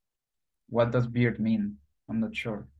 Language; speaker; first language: English; non-native, learner; Spanish